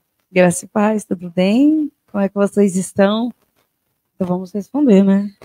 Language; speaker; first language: Portuguese; native; Portuguese